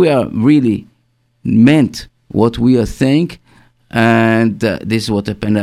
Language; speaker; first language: English; non-native, fluent; Hebrew